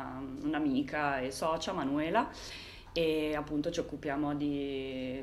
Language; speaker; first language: Italian; native; Italian